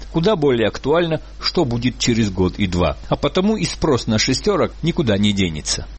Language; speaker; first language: Russian; native; Russian